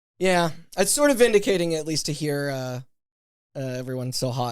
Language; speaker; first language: English; native; English